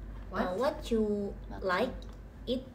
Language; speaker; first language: English; non-native, learner; Indonesian